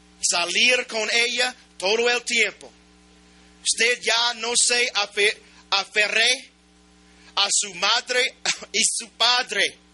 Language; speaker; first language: Spanish; non-native, learner; English